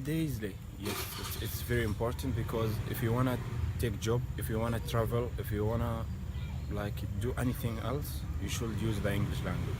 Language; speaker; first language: English; non-native, learner; Arabic